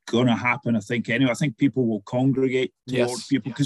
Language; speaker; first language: English; native; English